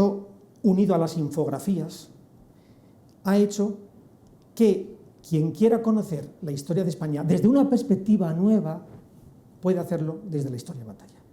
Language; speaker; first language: Spanish; native; Spanish